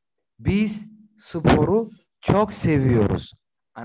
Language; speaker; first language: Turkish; non-native, fluent; Somali